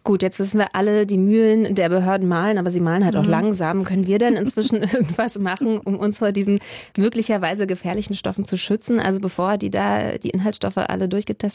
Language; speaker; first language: German; native; German